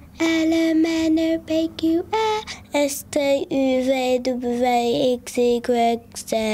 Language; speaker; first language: French; non-native, learner; English